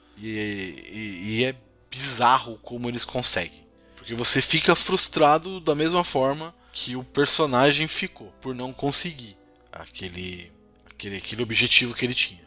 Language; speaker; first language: Portuguese; native; Portuguese